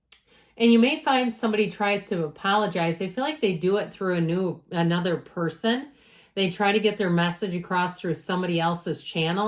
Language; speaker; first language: English; native; English